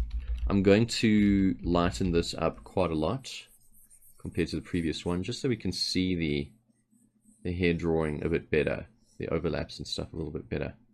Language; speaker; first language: English; native; English